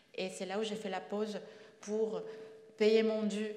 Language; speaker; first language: French; non-native, fluent; Spanish